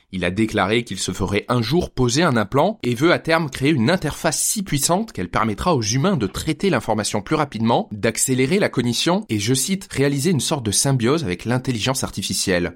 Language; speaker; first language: French; native; French